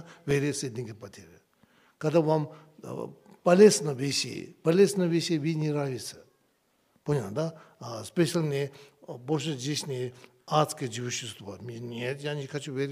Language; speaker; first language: Russian; non-native, learner; Tibetan